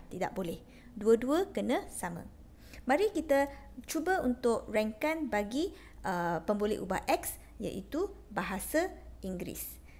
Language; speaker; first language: Malay; non-native, local second language; Chinese